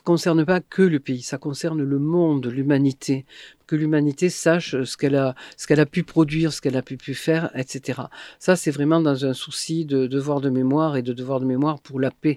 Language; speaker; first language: French; native; French